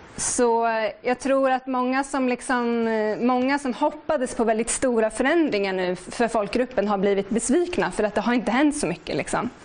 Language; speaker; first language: Swedish; native; Swedish